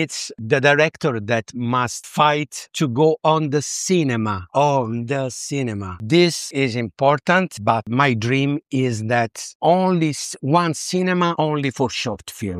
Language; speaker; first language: English; non-native, learner; Italian